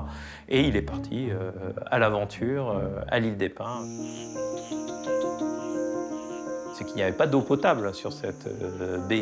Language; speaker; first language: French; native; French